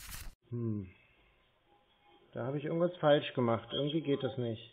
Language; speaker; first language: German; native; German